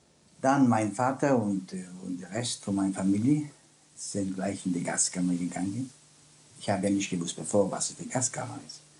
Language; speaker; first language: German; non-native, learner; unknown